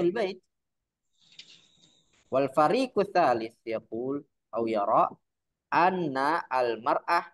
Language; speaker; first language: Arabic; non-native, fluent; Indonesian